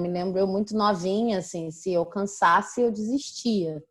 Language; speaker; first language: Portuguese; native; Portuguese